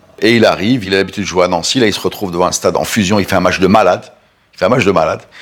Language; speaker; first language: French; non-native, local second language; Arabic